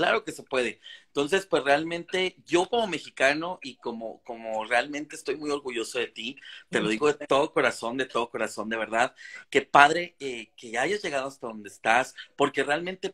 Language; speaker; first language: Spanish; native; Spanish